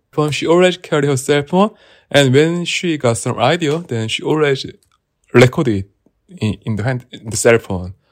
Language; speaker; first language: English; non-native, learner; Korean